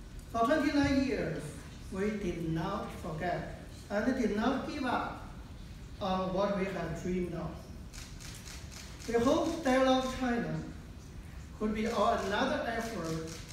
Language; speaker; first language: English; non-native, fluent; Chinese